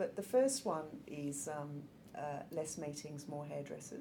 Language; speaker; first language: English; native; English